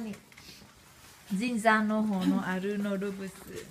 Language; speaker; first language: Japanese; non-native, learner; Vietnamese